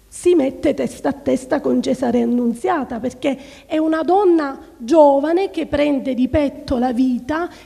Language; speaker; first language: Italian; native; Italian